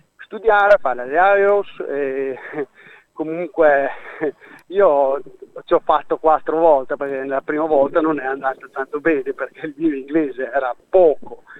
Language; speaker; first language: Italian; early bilingual, heritage; Venetian